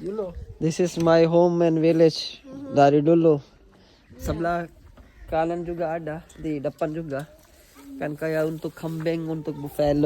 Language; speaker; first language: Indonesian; non-native, learner; Urdu